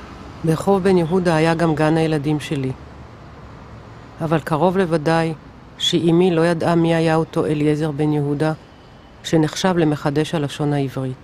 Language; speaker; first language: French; non-native, fluent; Hebrew